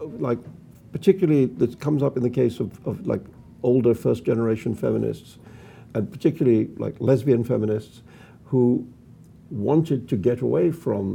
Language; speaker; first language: English; non-native, local second language; Urdu